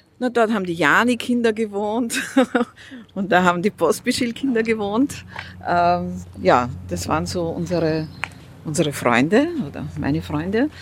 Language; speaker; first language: German; early bilingual, other home language; Russian